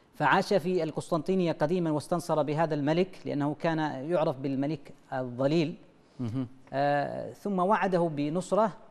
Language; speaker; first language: Arabic; native; Arabic